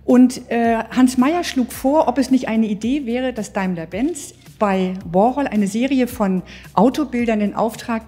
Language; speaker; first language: German; native; German